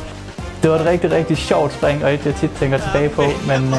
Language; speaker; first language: Danish; native; Danish